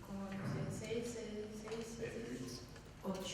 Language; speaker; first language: Spanish; non-native, learner; French